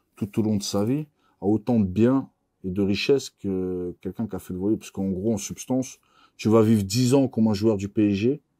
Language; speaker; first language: French; native; French